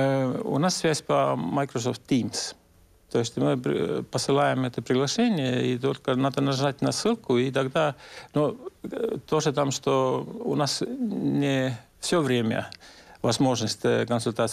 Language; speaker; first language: Russian; non-native, local second language; Estonian